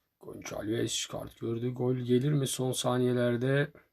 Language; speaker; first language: Turkish; native; Turkish